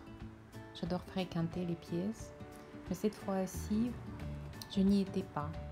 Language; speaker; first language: French; non-native, fluent; Russian